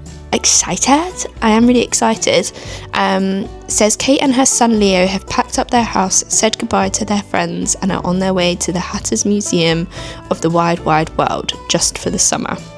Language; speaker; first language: English; native; English